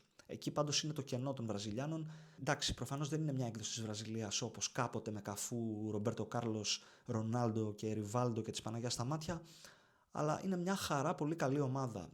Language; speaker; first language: Greek; native; Greek